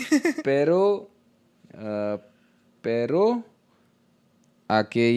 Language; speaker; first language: Spanish; non-native, learner; Hindi